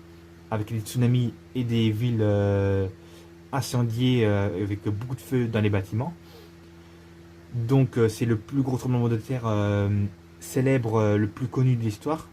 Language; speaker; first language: French; native; French